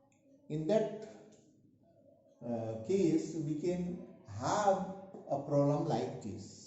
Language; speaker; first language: English; non-native, local second language; Hindi